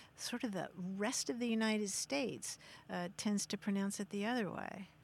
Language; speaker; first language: English; native; English